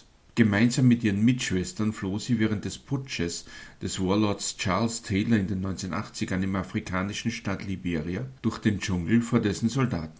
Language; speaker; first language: German; native; German